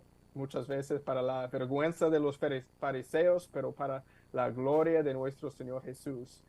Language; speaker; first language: Spanish; non-native, fluent; English